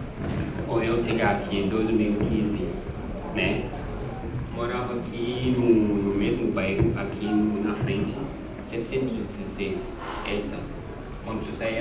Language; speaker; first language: Portuguese; non-native, learner; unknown